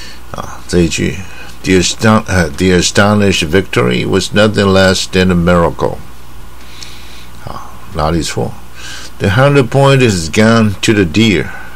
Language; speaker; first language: English; non-native, fluent; Chinese